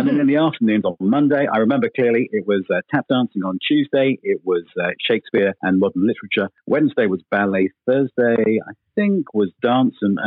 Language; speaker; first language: English; native; English